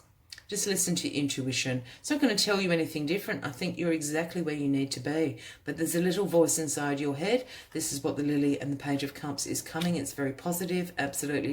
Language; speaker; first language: English; native; English